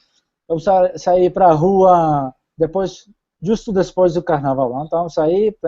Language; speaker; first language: Portuguese; non-native, fluent; Spanish